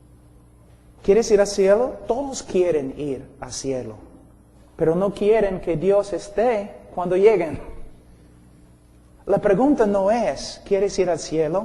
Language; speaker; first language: Spanish; non-native, fluent; English